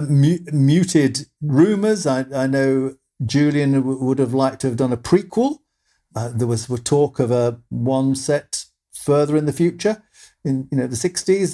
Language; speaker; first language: English; native; English